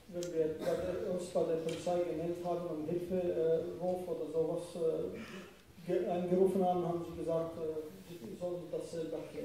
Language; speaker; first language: German; non-native, fluent; Arabic